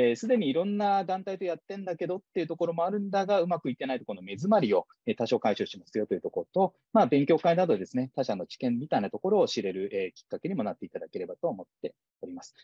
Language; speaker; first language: Japanese; native; Japanese